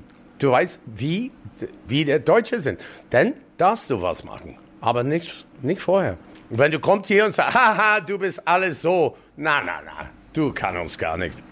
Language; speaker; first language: German; non-native, fluent; English